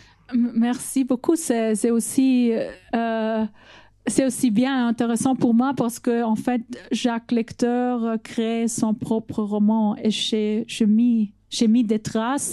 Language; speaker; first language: French; non-native, fluent; German